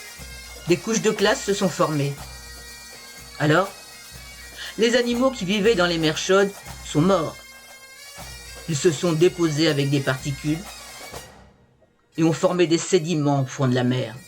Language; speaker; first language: French; native; French